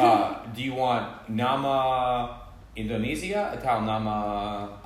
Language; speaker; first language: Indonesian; non-native, learner; English